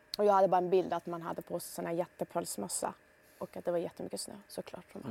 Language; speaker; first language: Swedish; early bilingual, other home language; Persian